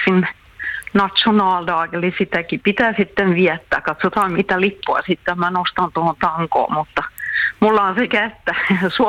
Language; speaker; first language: Finnish; non-native, local second language; Swedish